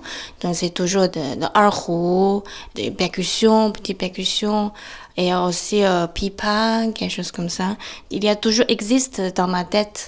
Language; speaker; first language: French; non-native, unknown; Chinese